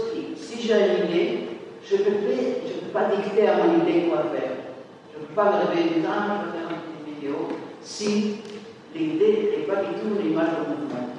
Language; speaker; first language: French; non-native, fluent; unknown